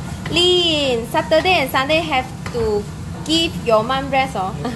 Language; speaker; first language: English; non-native, local second language; Chinese